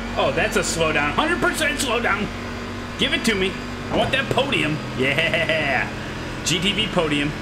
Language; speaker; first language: English; native; English